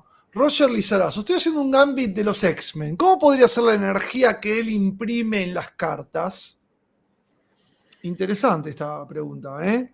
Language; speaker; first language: Spanish; native; Spanish